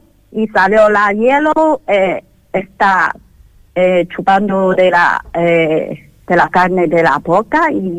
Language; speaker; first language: Spanish; non-native, learner; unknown